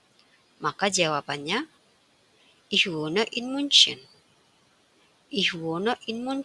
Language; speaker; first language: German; non-native, fluent; Indonesian